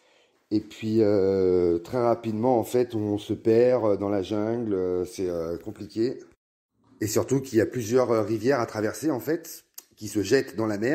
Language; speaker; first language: French; native; French